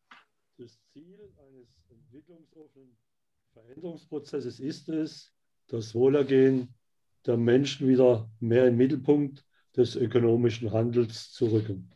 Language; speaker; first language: German; native; German